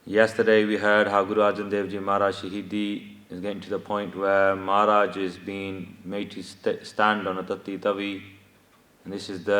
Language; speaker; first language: English; early bilingual, other home language; Punjabi